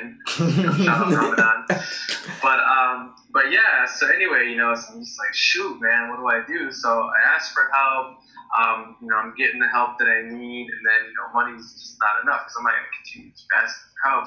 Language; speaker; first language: English; native; English